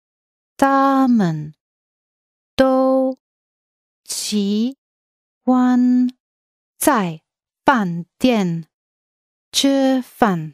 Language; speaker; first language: Chinese; non-native, learner; English